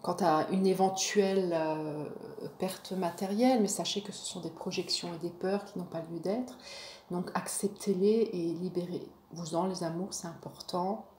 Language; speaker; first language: French; native; French